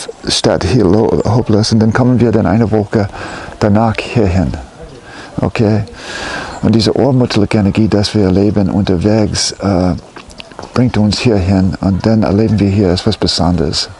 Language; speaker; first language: German; non-native, fluent; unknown